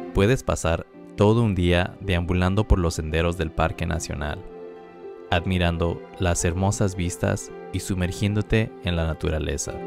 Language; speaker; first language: Spanish; native; Spanish